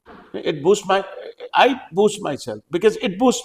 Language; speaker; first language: English; non-native, local second language; Hindi